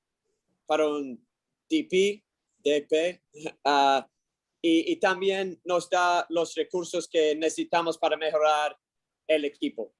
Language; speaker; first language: Spanish; non-native, learner; English